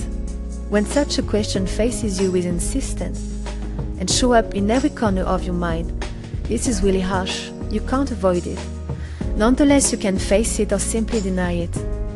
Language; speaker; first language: English; non-native, fluent; French